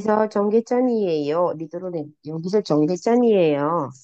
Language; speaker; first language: Korean; non-native, fluent; Indonesian